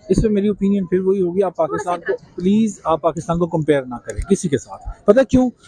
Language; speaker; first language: Urdu; non-native, local second language; Kashmiri